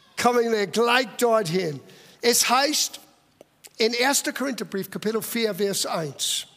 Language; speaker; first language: German; non-native, fluent; English